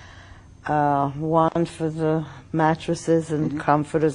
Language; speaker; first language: English; early bilingual, other home language; German